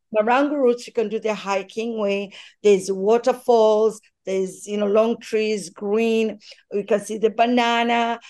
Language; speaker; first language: English; non-native, local second language; Swahili